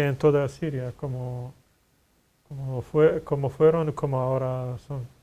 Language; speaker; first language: Spanish; non-native, fluent; Arabic